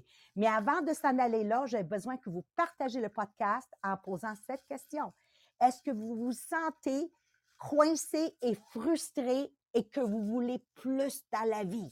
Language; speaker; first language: French; native; French